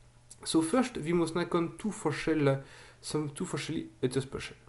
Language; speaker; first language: Norwegian; non-native, fluent; French